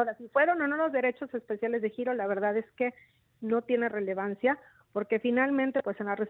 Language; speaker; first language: Spanish; native; Spanish